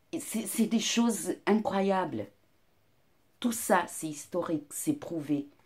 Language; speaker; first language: French; non-native, fluent; Portuguese